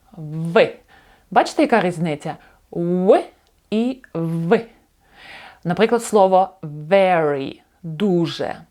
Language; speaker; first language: Ukrainian; native; Ukrainian